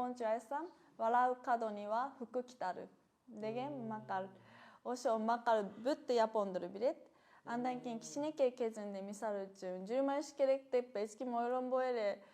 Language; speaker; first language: Kyrgyz; non-native, fluent; Japanese